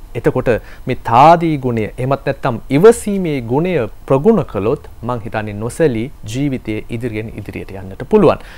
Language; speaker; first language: Sinhala; native; Sinhala